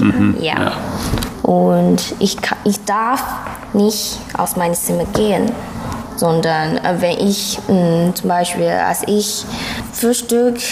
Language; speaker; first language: German; non-native, learner; Chinese